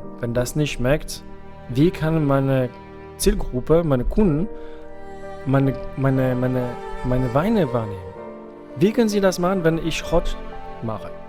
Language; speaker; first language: German; non-native, fluent; French